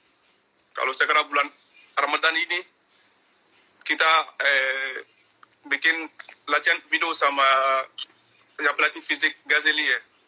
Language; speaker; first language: Indonesian; non-native, learner; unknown